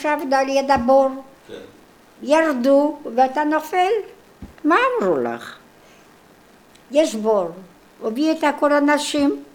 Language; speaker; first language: Hebrew; non-native, local second language; Polish